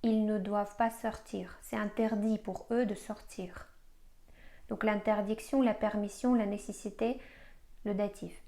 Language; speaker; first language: French; non-native, fluent; Russian